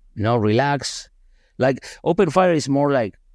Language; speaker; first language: English; non-native, fluent; Spanish